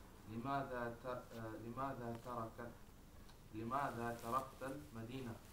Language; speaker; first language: Arabic; non-native, learner; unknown